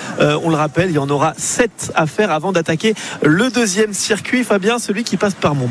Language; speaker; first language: French; native; French